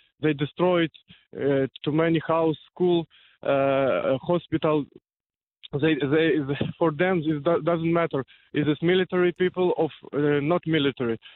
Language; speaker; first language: English; non-native, learner; Ukrainian